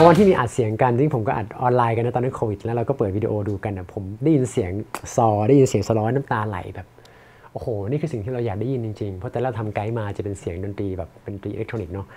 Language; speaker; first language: Thai; native; Thai